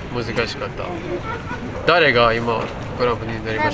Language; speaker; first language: Japanese; non-native, learner; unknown